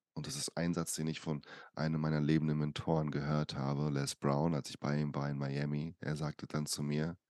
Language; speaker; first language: German; early bilingual, other home language; Portuguese